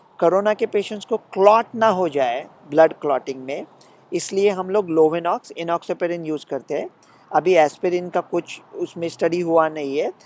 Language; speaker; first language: Hindi; non-native, local second language; Marathi